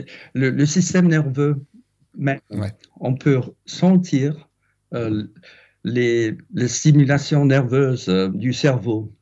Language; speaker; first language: French; non-native, fluent; English